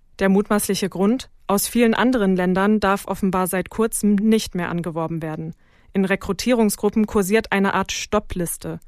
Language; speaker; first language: German; native; German